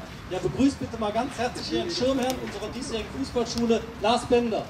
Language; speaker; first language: German; native; German